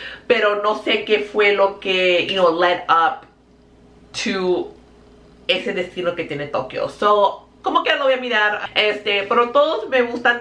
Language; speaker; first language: Spanish; early bilingual, heritage; Spanish